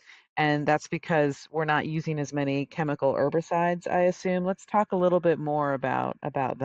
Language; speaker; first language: English; native; English